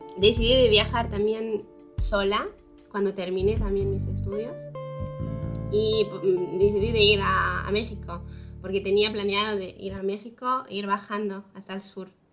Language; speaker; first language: Spanish; non-native, fluent; Arabic